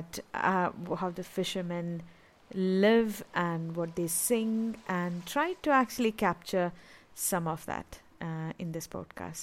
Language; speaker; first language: English; non-native, local second language; Tamil